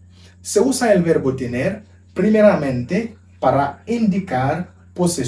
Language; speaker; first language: Spanish; non-native, fluent; Haitian Creole